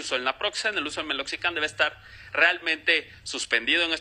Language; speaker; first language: Spanish; native; Spanish